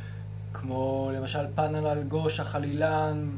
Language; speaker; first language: Hebrew; native; Hebrew